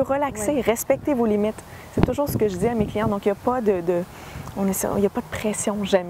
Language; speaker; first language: French; native; French